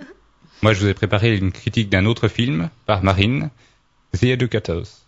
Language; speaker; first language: French; native; French